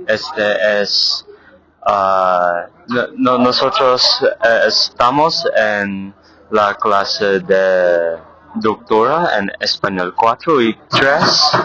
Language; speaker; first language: Spanish; non-native, learner; English